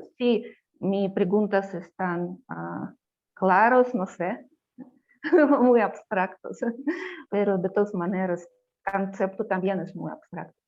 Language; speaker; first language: Spanish; non-native, learner; Russian